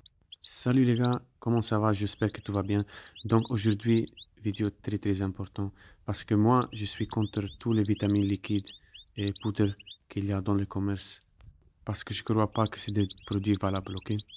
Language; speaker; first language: French; non-native, fluent; Italian